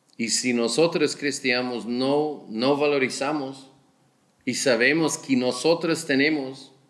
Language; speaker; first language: Spanish; non-native, learner; Dutch